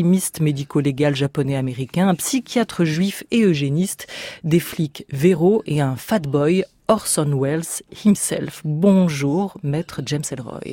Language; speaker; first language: French; native; French